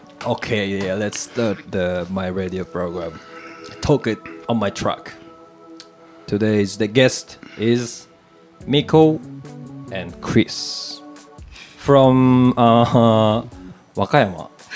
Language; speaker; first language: English; non-native, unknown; Japanese